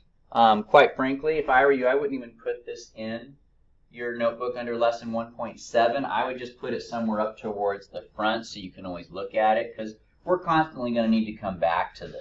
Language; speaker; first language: English; native; English